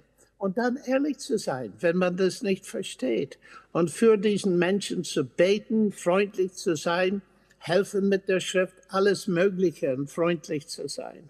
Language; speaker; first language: German; non-native, fluent; English